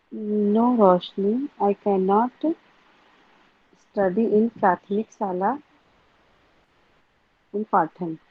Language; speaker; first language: English; non-native, learner; Hindi